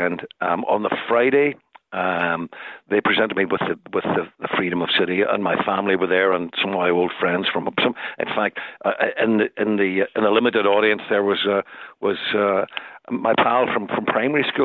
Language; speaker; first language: English; native; English